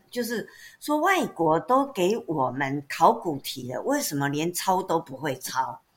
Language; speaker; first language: Chinese; native; Chinese